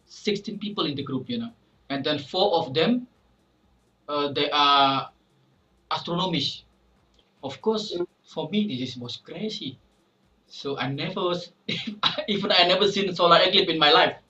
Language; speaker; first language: English; non-native, fluent; Indonesian